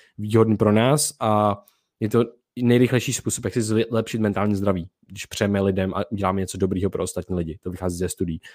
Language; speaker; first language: Czech; native; Czech